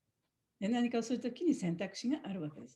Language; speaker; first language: Japanese; native; Japanese